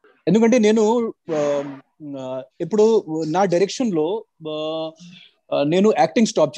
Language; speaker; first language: Telugu; non-native, local second language; Hindi